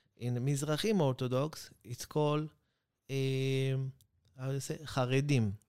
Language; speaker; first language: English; non-native, learner; Hebrew